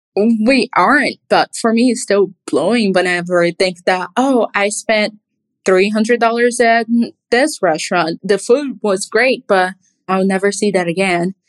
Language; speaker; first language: English; non-native, fluent; Portuguese